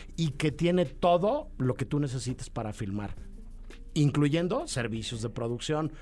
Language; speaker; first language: Spanish; native; Spanish